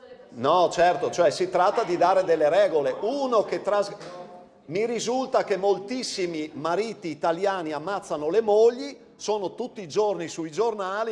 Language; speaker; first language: Italian; native; Italian